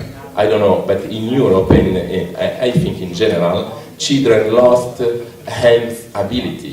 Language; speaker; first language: English; non-native, learner; Italian